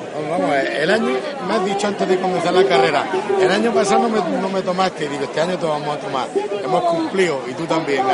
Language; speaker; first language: Spanish; native; Spanish